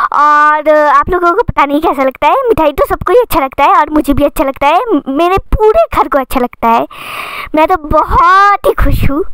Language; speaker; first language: Hindi; non-native, local second language; Bangla